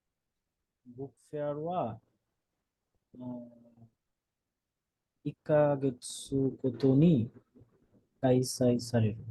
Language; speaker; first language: Japanese; non-native, learner; Bangla